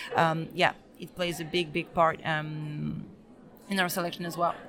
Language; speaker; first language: English; early bilingual, other home language; Serbian